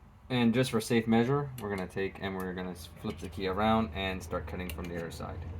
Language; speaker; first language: English; native; English